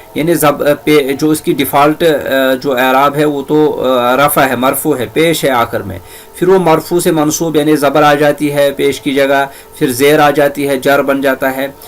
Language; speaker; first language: Urdu; native; Urdu